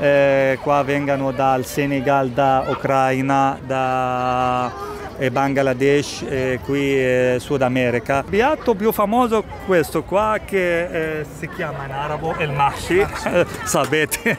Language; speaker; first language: Italian; non-native, fluent; Arabic